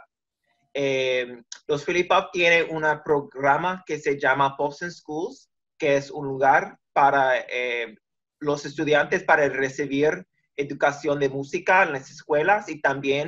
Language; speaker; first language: Spanish; early bilingual, heritage; Spanish